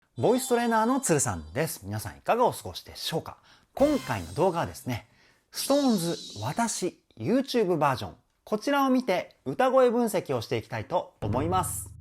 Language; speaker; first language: Japanese; native; Japanese